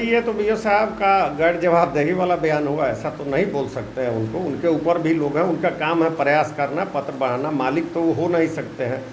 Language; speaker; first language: Hindi; native; Hindi